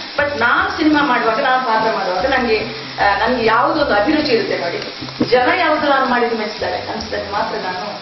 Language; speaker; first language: Kannada; non-native, local second language; Tulu